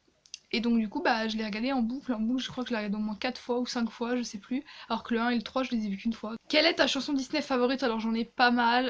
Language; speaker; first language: French; native; French